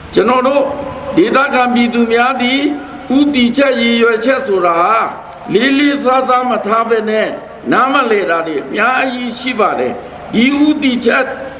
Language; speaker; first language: Burmese; non-native, local second language; Pa'o Karen